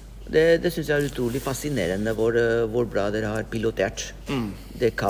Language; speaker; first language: Norwegian; non-native, fluent; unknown